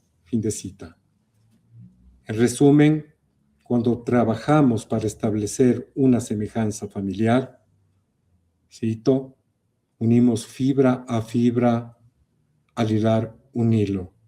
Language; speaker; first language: Spanish; native; Spanish